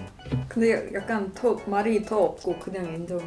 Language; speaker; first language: Korean; non-native, learner; Swedish